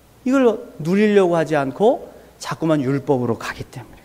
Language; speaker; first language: Korean; native; Korean